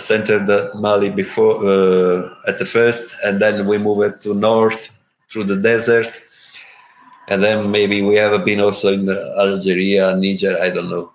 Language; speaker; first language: English; non-native, learner; Italian